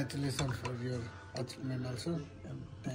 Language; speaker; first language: English; non-native, learner; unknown